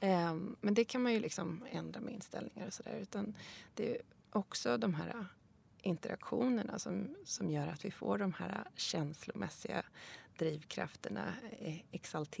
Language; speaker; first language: Swedish; native; Swedish